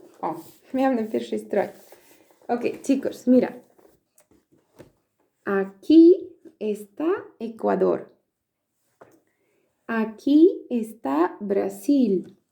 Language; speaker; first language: Spanish; non-native, fluent; Polish